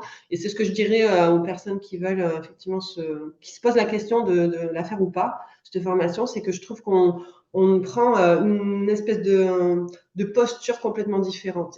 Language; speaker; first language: French; native; French